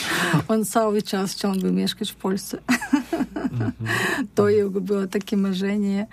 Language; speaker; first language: Polish; non-native, learner; Russian